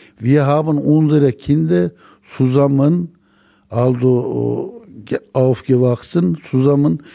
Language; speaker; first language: German; non-native, learner; Turkish